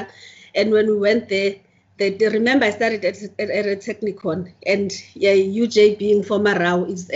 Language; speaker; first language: English; non-native, local second language; Zulu